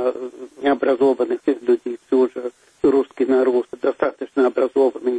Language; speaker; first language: Russian; non-native, fluent; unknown